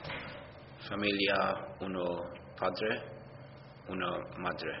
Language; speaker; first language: Italian; non-native, learner; English